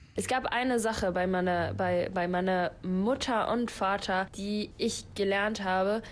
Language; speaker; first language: German; non-native, fluent; Arabic